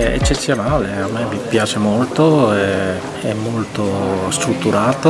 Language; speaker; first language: Italian; non-native, fluent; Malayalam